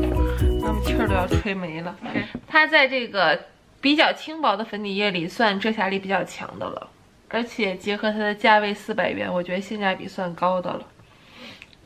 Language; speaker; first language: Chinese; native; Chinese